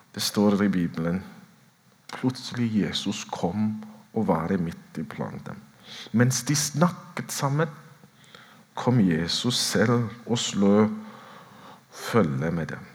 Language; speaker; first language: Norwegian; non-native, fluent; Oromo